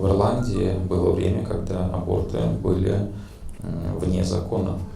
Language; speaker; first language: Russian; native; Russian